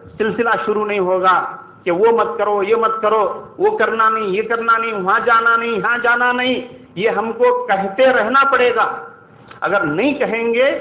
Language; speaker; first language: Urdu; native; Urdu